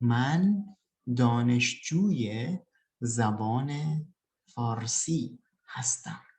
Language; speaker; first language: Persian; early bilingual, other home language; Indonesian